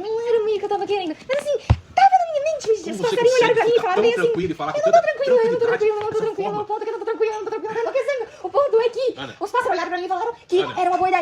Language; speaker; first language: Portuguese; native; Portuguese